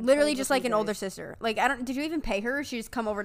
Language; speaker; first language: English; native; English